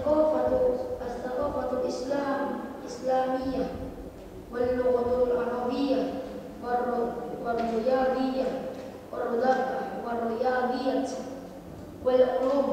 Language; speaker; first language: Arabic; non-native, learner; Indonesian